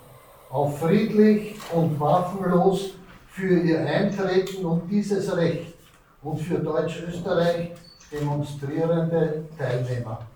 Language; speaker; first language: German; native; German